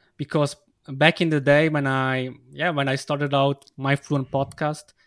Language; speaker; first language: English; non-native, fluent; Swiss German